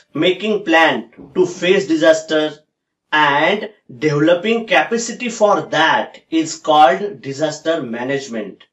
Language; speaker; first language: English; non-native, local second language; Marathi